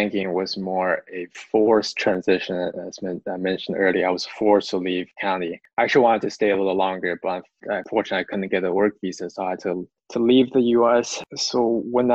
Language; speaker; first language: English; non-native, fluent; Chinese